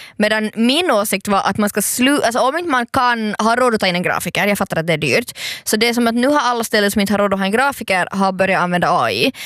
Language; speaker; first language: Swedish; native; Swedish